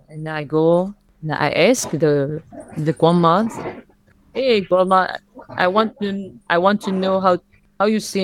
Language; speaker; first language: English; non-native, learner; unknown